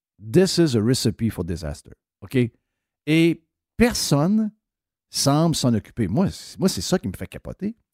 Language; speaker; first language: French; native; French